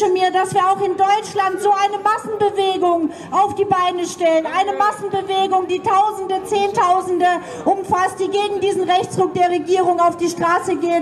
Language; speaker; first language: German; native; German